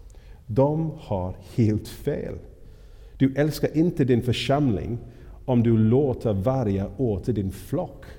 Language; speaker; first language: Swedish; non-native, fluent; English